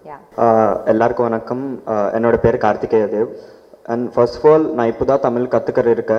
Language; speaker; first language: Tamil; non-native, learner; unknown